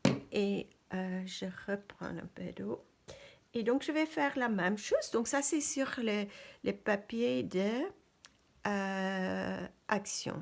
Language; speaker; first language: French; non-native, fluent; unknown